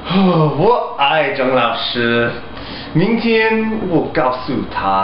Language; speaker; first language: Chinese; non-native, learner; English